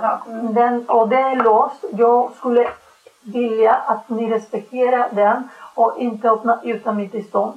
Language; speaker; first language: Swedish; non-native, learner; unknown